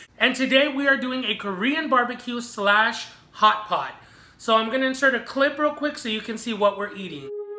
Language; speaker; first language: English; early bilingual, other home language; Spanish